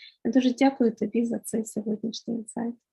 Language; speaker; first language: Ukrainian; native; Ukrainian